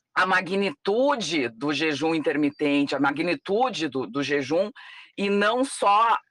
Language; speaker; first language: Portuguese; native; Portuguese